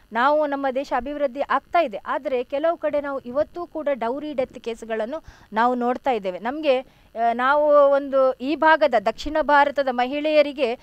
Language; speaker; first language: Kannada; non-native, local second language; Tulu